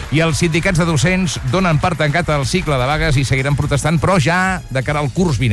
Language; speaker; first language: Catalan; native; Catalan